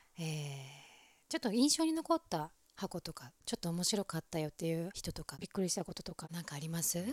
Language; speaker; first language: Japanese; native; Japanese